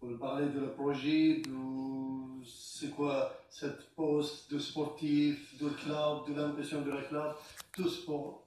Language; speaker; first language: French; non-native, learner; Arabic